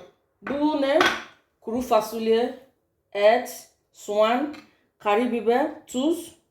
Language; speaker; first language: Turkish; non-native, learner; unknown